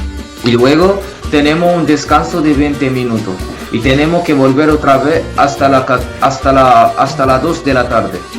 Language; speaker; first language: Spanish; non-native, fluent; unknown